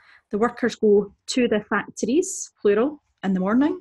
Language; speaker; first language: English; native; English